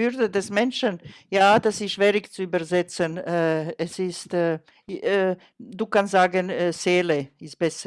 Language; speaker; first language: German; non-native, fluent; Croatian